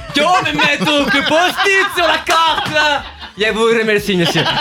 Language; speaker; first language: French; native; French